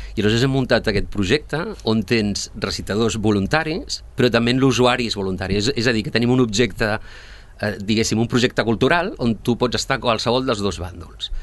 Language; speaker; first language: Catalan; early bilingual, other home language; Spanish